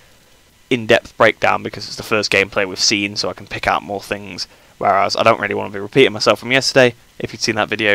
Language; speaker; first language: English; native; English